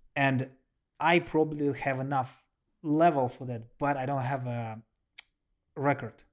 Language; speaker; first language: English; non-native, learner; Russian